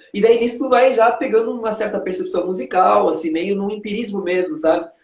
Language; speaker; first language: Portuguese; non-native, local second language; Kabuverdianu